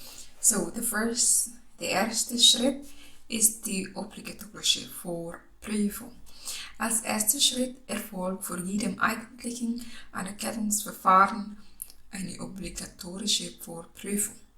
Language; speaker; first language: German; non-native, local second language; Filipino